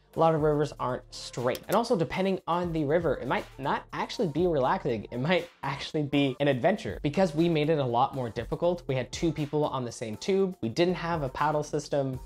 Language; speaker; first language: English; native; English